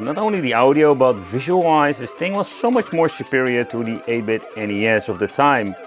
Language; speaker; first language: English; non-native, fluent; Dutch